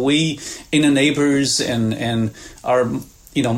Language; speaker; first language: English; non-native, fluent; Chinese